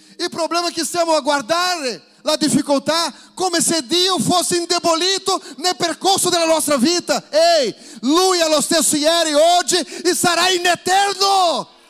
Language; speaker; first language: Italian; non-native, fluent; Portuguese